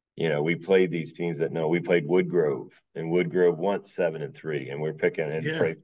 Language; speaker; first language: English; native; English